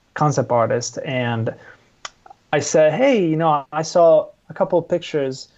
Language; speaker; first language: English; non-native, fluent; Italian